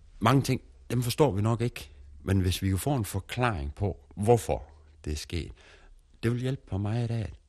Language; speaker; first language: Danish; native; Danish